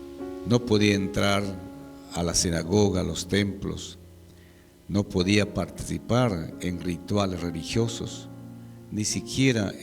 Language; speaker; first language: Spanish; native; Spanish